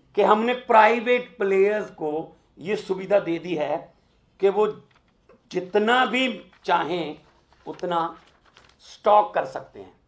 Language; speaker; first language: Hindi; non-native, local second language; Punjabi